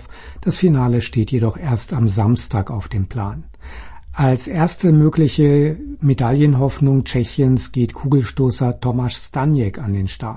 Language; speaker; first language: German; native; German